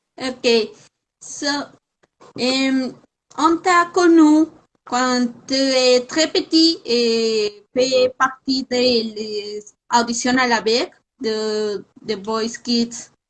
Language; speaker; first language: French; non-native, fluent; Spanish